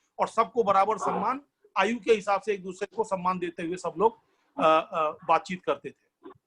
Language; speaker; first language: Hindi; non-native, local second language; Bangla